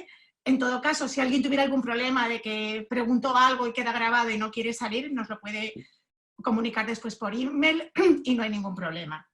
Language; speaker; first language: Spanish; native; Spanish